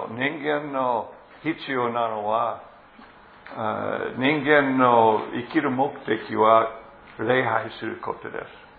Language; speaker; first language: Japanese; non-native, fluent; English